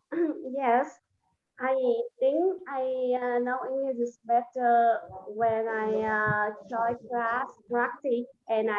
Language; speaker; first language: English; non-native, learner; Vietnamese